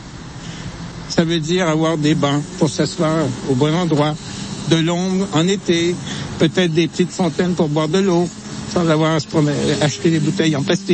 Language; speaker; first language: French; native; French